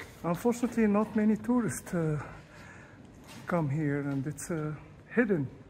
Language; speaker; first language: English; non-native, fluent; Arabic